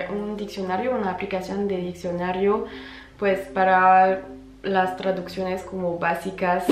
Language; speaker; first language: Spanish; non-native, fluent; French